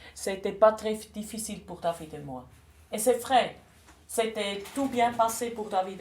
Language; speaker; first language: French; non-native, local second language; German